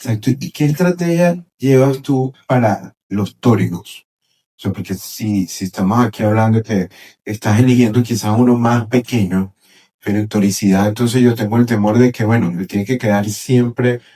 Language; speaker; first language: Spanish; native; Spanish